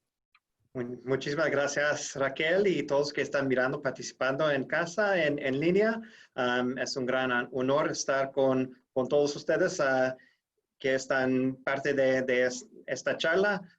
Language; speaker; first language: Spanish; non-native, fluent; English